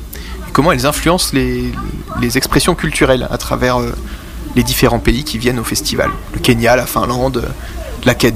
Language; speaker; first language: French; native; French